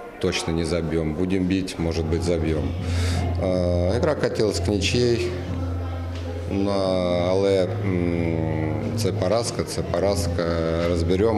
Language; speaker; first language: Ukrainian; non-native, learner; Russian